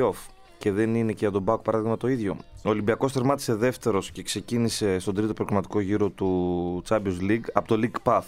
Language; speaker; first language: Greek; native; Greek